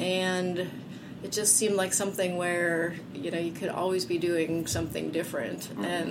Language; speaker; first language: English; native; English